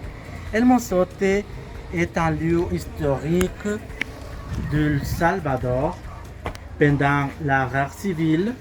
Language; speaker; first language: French; non-native, learner; Spanish